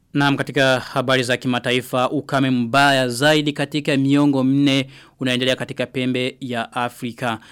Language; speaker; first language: Swahili; non-native, local second language; Rundi